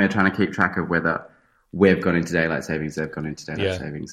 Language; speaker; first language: English; native; English